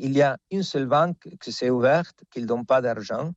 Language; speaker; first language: French; non-native, fluent; Spanish